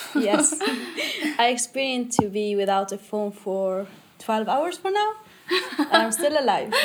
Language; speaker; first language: English; non-native, fluent; Arabic